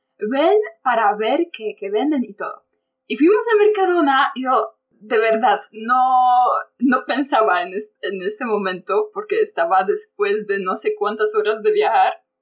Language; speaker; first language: Spanish; non-native, fluent; Polish